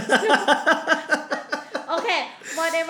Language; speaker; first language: English; non-native, learner; Thai